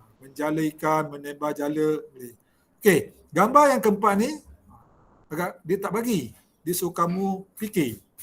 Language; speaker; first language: Malay; native; Malay